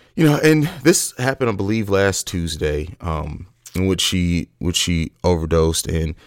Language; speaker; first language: English; native; English